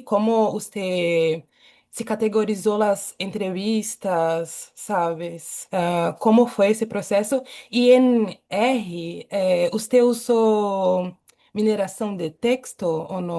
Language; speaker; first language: Spanish; non-native, fluent; Portuguese